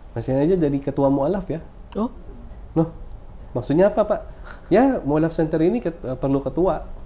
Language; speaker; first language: Indonesian; non-native, fluent; Filipino